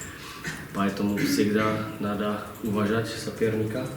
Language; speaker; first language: Russian; non-native, learner; Czech